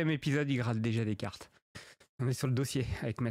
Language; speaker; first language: French; native; French